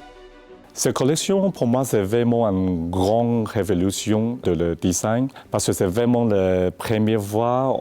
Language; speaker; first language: French; non-native, learner; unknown